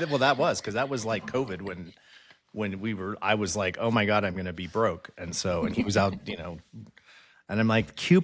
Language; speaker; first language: English; native; English